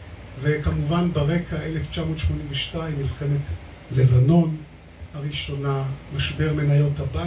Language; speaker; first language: Hebrew; native; Hebrew